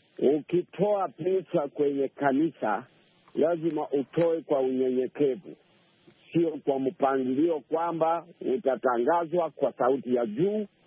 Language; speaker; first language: Swahili; non-native, local second language; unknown